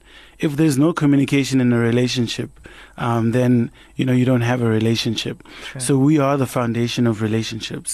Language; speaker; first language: English; non-native, local second language; Tswana